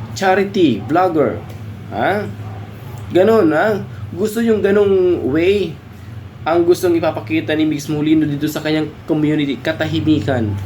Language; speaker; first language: Filipino; non-native, local second language; Cebuano